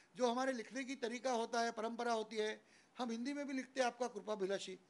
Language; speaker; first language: Hindi; non-native, local second language; Marathi